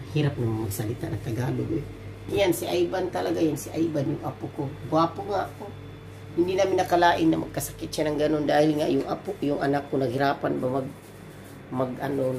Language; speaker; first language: Filipino; non-native, local second language; Cebuano